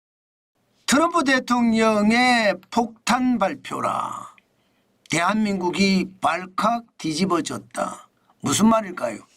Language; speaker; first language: Korean; native; Korean